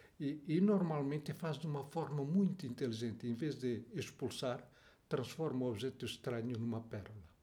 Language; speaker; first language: Portuguese; non-native, local second language; Tetum